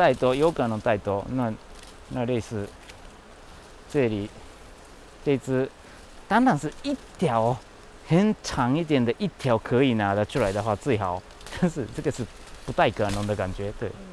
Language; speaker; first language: Chinese; non-native, fluent; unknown